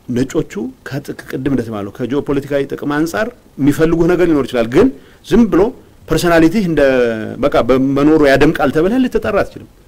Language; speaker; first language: Amharic; non-native, local second language; Tigrinya